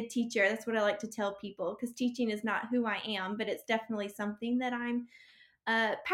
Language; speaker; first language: English; native; English